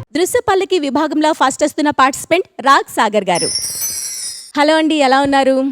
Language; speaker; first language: Telugu; native; Telugu